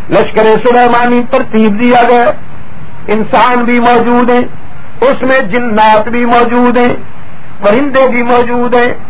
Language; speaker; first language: Urdu; native; Urdu